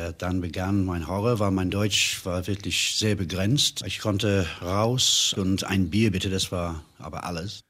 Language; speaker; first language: German; non-native, fluent; English